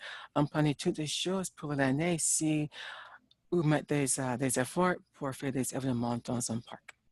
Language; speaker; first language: French; non-native, learner; English